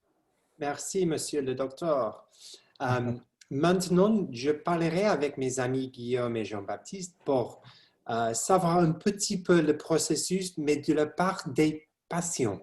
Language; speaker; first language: French; non-native, learner; English